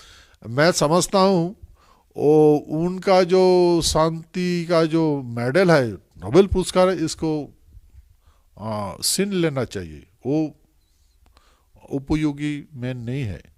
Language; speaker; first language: Hindi; non-native, local second language; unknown